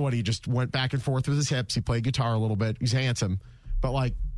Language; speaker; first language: English; native; English